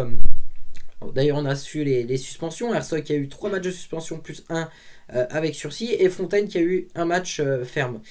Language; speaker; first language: French; native; French